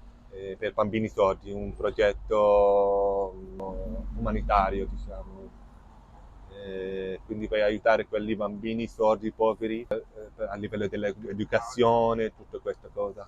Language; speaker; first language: Italian; non-native, fluent; Arabic